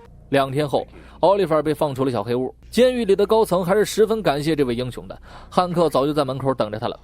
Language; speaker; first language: Chinese; native; Chinese